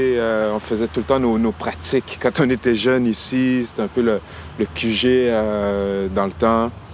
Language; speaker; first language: French; native; French